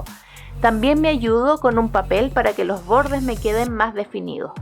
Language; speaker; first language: Spanish; native; Spanish